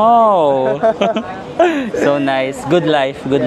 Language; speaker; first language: English; non-native, local second language; Filipino